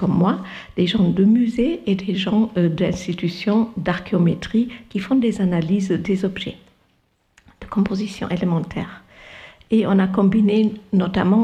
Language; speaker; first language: French; non-native, fluent; German